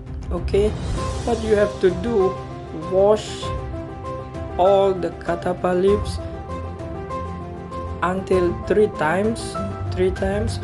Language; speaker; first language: English; non-native, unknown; Indonesian